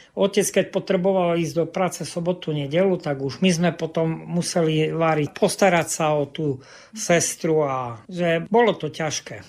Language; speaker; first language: Slovak; non-native, local second language; Rusyn